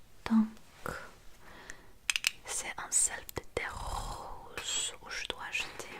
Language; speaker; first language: French; non-native, learner; English